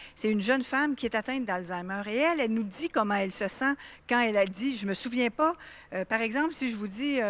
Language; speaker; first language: French; native; French